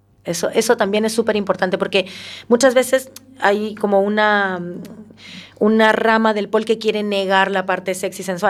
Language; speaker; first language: Spanish; native; Spanish